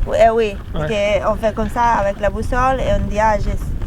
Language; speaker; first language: French; non-native, learner; Italian